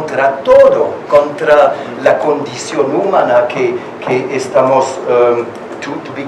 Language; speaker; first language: Spanish; non-native, learner; French